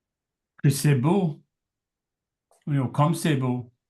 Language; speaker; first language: French; non-native, learner; English